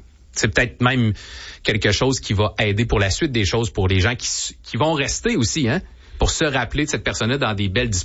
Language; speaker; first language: French; native; French